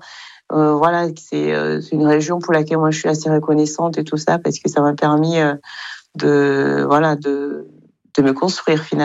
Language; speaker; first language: French; non-native, local second language; Kinyarwanda